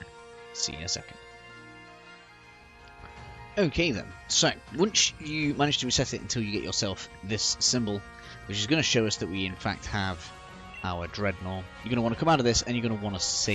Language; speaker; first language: English; native; English